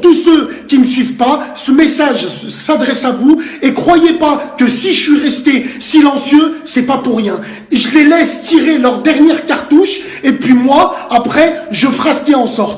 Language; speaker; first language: French; native; French